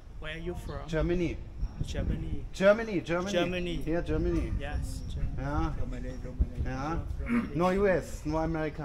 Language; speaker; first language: English; non-native, learner; German